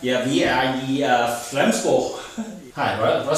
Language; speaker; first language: Danish; non-native, learner; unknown